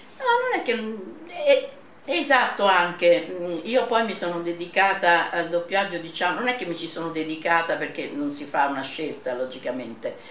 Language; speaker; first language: Italian; native; Italian